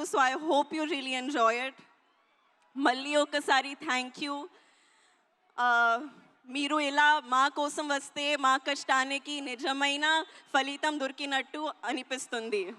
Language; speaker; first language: Telugu; non-native, local second language; Hindi